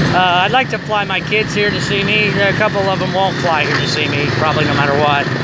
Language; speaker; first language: English; native; English